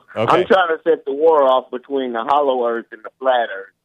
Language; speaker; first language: English; native; English